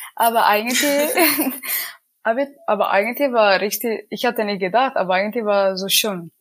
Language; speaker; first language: German; non-native, learner; Italian